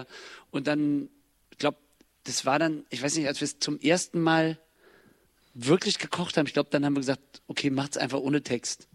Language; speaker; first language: German; native; German